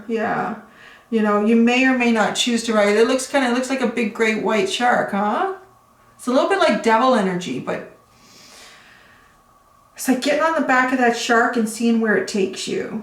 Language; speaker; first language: English; native; English